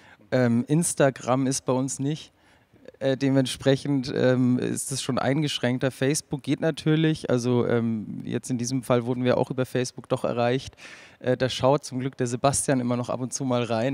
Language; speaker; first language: German; native; German